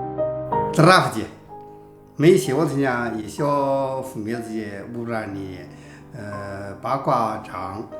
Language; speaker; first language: Russian; non-native, learner; Chinese